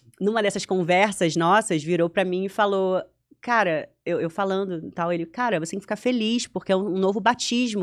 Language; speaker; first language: Portuguese; native; Portuguese